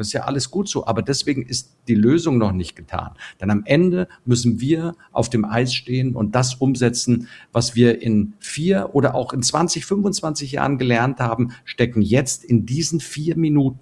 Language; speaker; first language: German; native; German